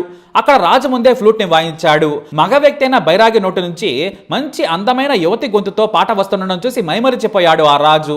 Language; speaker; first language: Telugu; native; Telugu